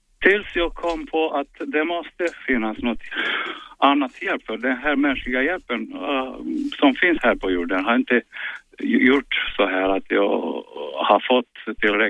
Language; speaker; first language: Swedish; non-native, fluent; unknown